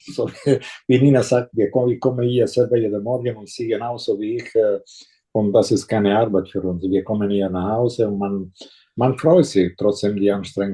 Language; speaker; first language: German; non-native, fluent; Italian